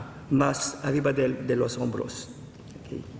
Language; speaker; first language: Spanish; non-native, fluent; Filipino